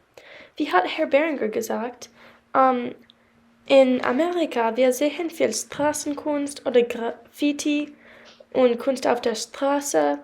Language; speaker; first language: German; non-native, learner; English